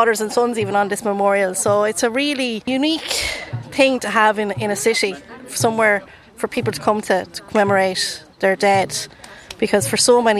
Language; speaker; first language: English; native; English